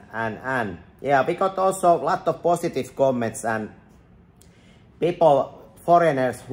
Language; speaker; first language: English; non-native, fluent; Finnish